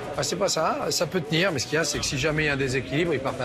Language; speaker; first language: French; native; French